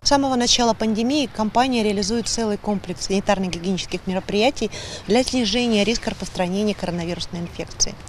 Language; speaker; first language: Russian; native; Russian